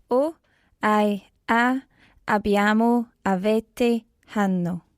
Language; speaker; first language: Italian; non-native, learner; English